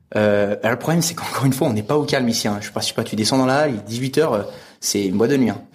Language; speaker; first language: French; native; French